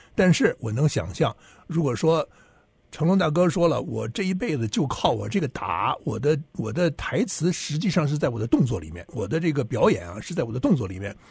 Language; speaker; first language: Chinese; native; Chinese